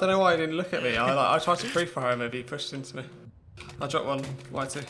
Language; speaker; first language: English; native; English